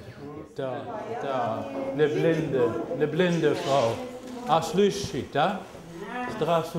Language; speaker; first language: Russian; non-native, learner; German